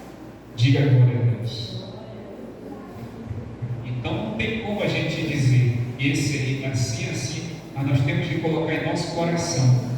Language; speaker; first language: Portuguese; native; Portuguese